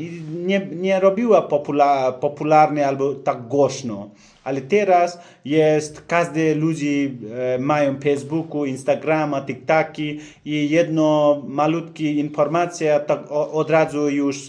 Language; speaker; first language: Polish; non-native, learner; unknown